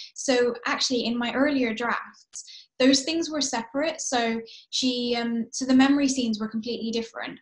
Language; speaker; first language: English; early bilingual, heritage; English